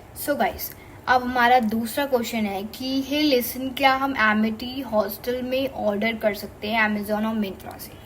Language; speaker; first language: Hindi; native; Hindi